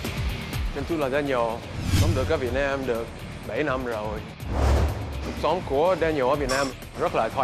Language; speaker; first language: Vietnamese; non-native, fluent; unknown